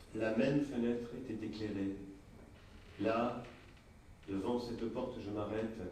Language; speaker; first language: French; native; French